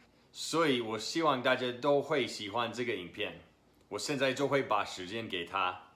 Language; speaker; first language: Chinese; non-native, fluent; English